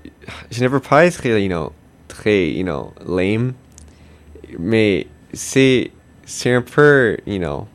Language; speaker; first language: French; non-native, local second language; English